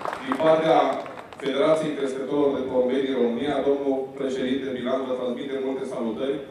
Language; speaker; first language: Romanian; native; Romanian